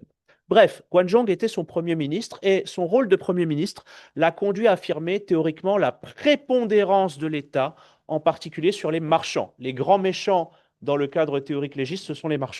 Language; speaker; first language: French; native; French